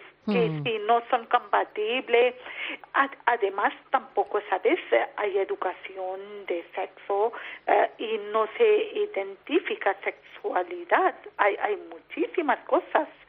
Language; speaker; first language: Spanish; non-native, learner; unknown